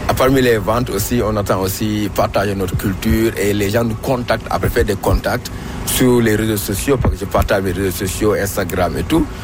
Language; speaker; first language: French; non-native, local second language; Wolof